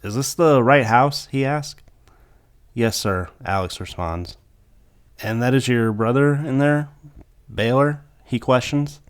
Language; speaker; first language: English; native; English